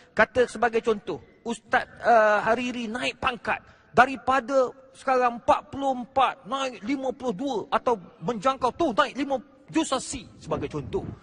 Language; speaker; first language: Malay; native; Malay